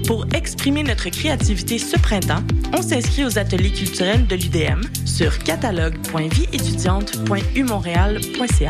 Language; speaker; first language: French; native; French